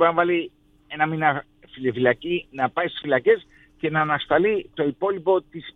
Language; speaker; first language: Greek; native; Greek